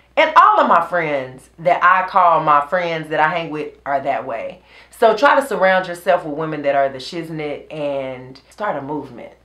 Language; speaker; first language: English; native; English